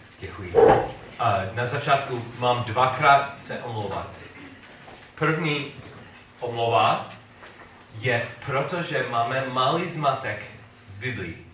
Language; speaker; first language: Czech; non-native, learner; English